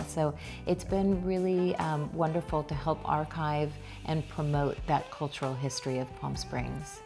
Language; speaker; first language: English; native; English